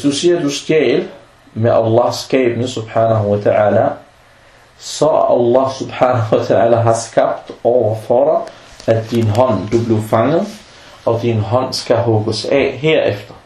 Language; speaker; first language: Danish; non-native, fluent; Arabic